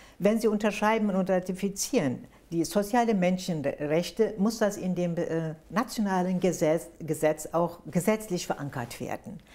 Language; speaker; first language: German; non-native, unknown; Turkish